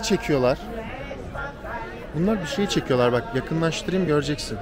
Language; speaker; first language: Turkish; native; Turkish